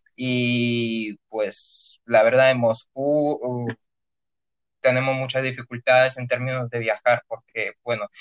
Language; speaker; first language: Spanish; non-native, fluent; Russian